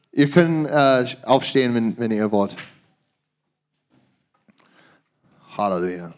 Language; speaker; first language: German; non-native, learner; English